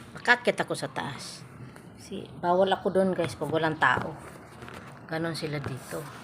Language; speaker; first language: Filipino; non-native, local second language; Cebuano